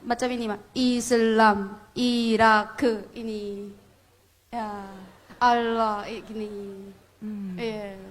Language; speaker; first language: Indonesian; non-native, learner; Korean